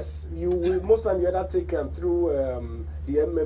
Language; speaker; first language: English; native; English